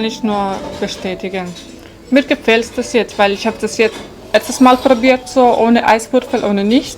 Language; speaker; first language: German; non-native, fluent; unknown